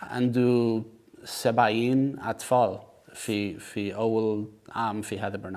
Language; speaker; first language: Arabic; non-native, learner; English